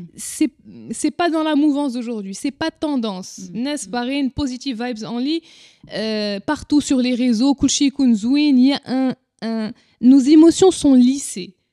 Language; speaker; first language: French; non-native, local second language; Arabic